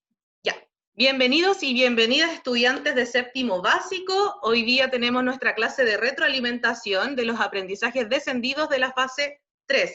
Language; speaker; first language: Spanish; native; Spanish